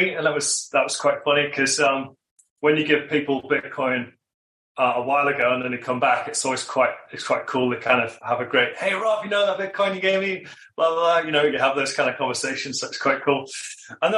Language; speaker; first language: English; native; English